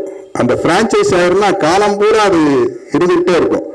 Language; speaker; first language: Tamil; native; Tamil